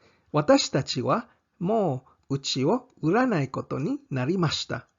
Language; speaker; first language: Japanese; non-native, fluent; English